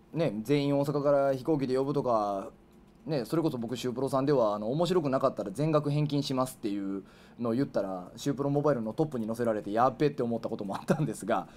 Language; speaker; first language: Japanese; native; Japanese